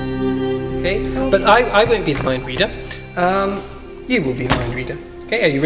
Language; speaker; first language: English; non-native, fluent; German